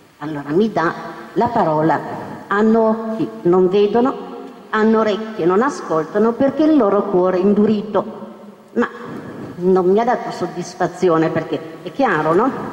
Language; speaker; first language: Italian; native; Italian